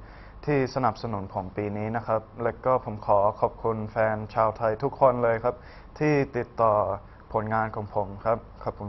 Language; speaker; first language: Thai; early bilingual, heritage; Thai